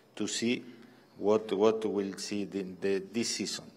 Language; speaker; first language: English; non-native, fluent; Spanish